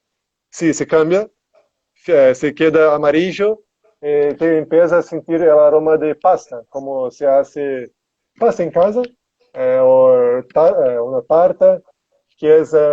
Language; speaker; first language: Spanish; non-native, learner; Portuguese